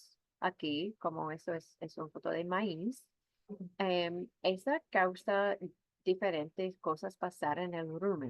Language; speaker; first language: Spanish; non-native, fluent; English